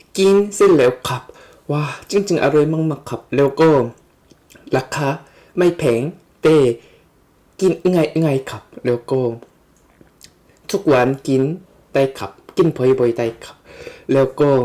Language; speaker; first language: Thai; non-native, fluent; Korean